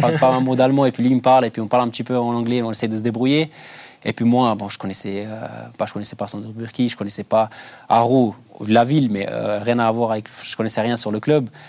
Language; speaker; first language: French; early bilingual, other home language; Albanian